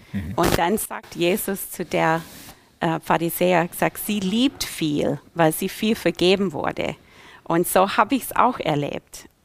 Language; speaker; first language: German; non-native, fluent; English